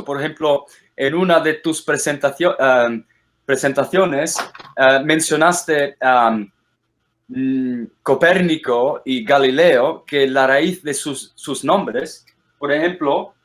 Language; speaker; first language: Spanish; non-native, fluent; English